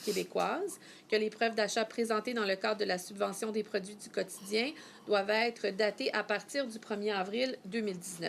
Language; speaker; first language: French; native; French